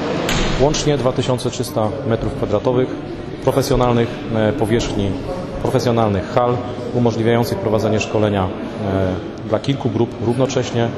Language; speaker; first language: Polish; native; Polish